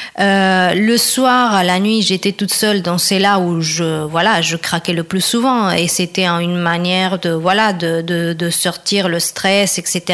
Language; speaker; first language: French; non-native, fluent; Spanish